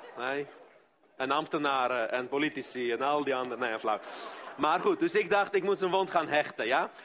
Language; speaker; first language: Dutch; non-native, fluent; Armenian